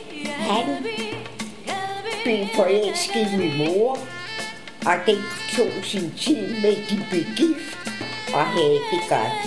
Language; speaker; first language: Danish; early bilingual, other home language; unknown